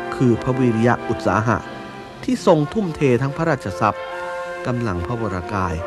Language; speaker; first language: Thai; native; Thai